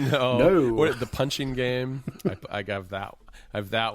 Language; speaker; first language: English; native; English